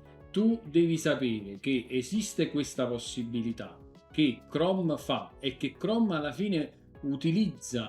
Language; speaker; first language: Italian; native; Italian